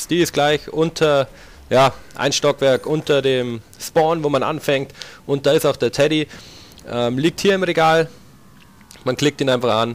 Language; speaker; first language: German; native; German